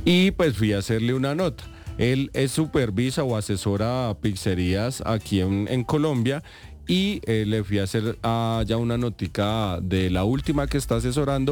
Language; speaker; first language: Spanish; native; Spanish